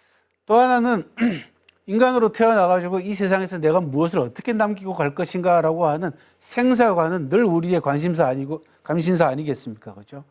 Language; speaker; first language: Korean; native; Korean